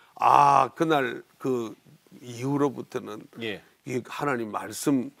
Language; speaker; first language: Korean; native; Korean